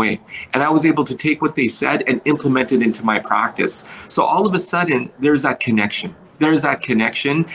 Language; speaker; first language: English; early bilingual, other home language; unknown